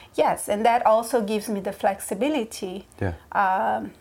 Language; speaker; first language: English; early bilingual, other home language; Portuguese